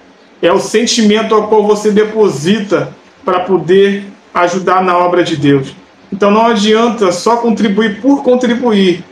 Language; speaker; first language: Portuguese; native; Portuguese